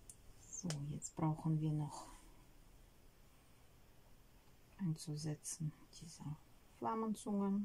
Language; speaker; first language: German; non-native, learner; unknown